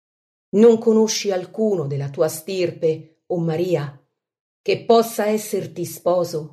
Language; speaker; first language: Italian; native; Italian